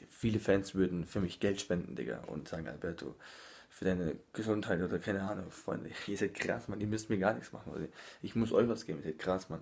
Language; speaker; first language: German; non-native, fluent; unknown